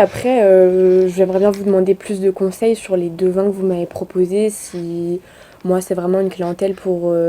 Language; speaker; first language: French; native; French